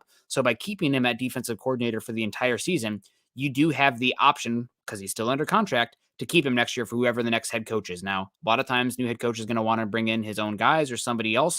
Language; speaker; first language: English; native; English